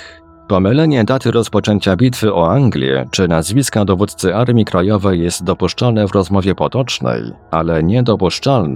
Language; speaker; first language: Polish; native; Polish